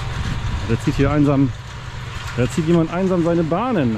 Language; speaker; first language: German; native; German